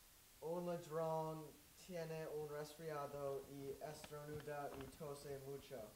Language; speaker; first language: Spanish; non-native, learner; English